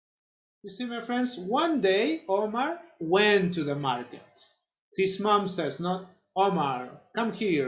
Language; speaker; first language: English; non-native, fluent; Spanish